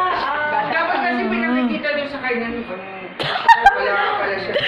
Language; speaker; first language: Filipino; native; Filipino